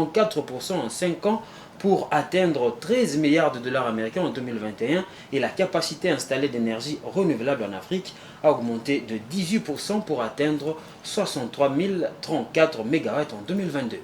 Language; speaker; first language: French; native; French